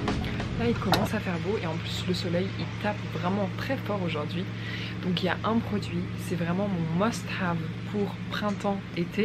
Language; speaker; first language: French; native; French